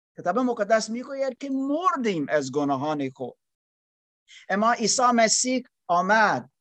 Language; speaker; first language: Persian; non-native, learner; German